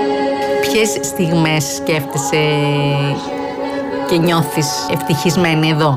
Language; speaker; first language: Greek; native; Greek